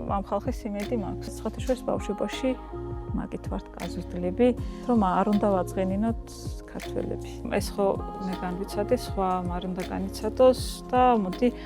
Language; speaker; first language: Georgian; non-native, local second language; Azerbaijani